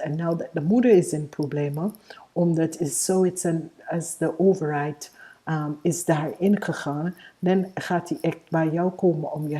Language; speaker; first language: Dutch; non-native, fluent; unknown